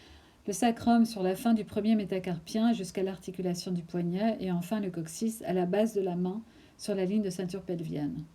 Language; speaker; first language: French; native; French